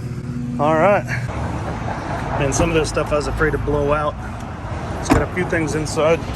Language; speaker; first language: English; native; English